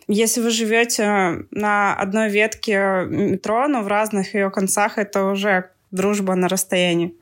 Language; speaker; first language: Russian; native; Russian